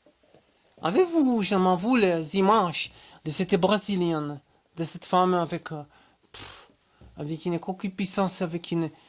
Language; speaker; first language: French; non-native, learner; German